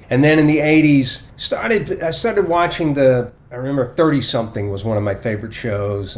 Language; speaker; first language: English; native; English